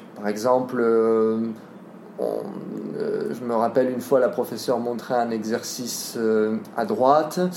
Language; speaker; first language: French; native; French